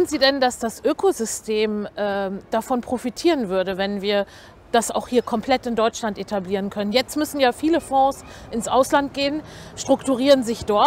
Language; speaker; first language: German; native; German